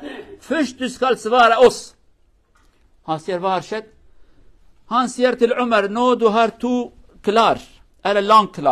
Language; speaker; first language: Norwegian; non-native, fluent; Kurdish